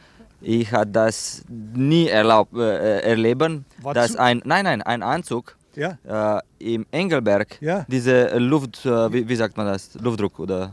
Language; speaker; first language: German; non-native, learner; Slovenian